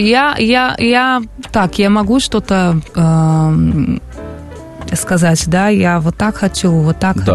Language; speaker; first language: Russian; non-native, learner; Portuguese